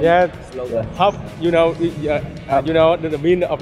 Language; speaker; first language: English; non-native, learner; Vietnamese